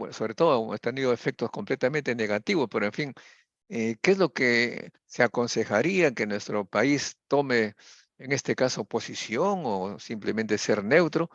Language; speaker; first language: Spanish; native; Spanish